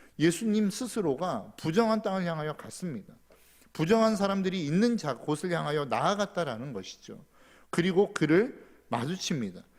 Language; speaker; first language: Korean; native; Korean